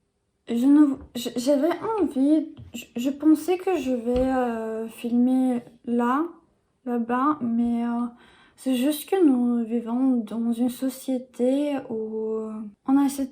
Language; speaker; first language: French; non-native, learner; English